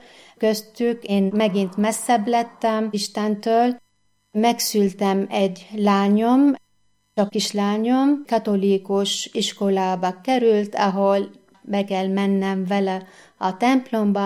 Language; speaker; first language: Hungarian; non-native, fluent; Arabic